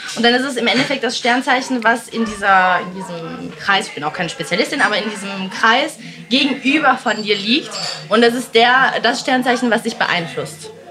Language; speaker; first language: German; early bilingual, other home language; Italian